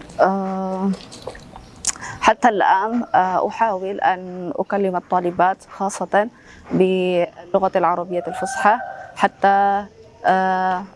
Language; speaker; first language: Arabic; non-native, fluent; Indonesian